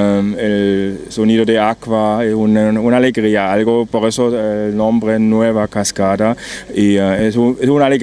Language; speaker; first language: Spanish; non-native, learner; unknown